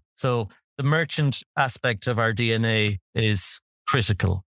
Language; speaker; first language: English; native; English